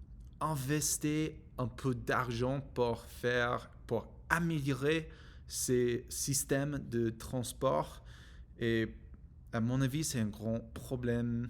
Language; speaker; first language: French; non-native, learner; English